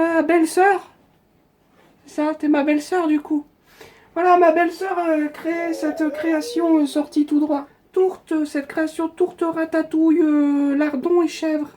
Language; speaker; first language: French; native; French